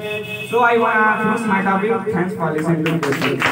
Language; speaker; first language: English; non-native, learner; Hindi